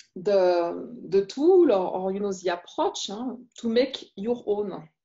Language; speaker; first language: English; non-native, fluent; French